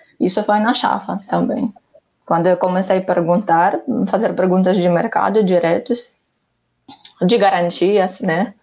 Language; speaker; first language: Portuguese; non-native, fluent; Ukrainian